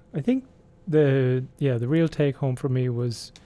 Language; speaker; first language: English; native; English